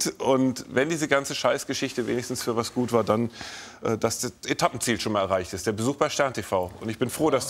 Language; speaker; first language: German; native; German